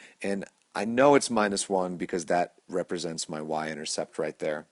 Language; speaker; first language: English; native; English